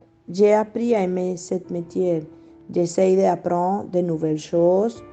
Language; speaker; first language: French; non-native, fluent; Spanish